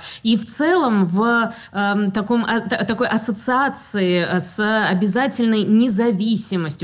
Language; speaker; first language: Russian; native; Russian